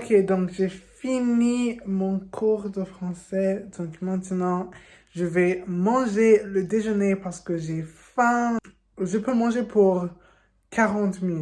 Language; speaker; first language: French; non-native, learner; English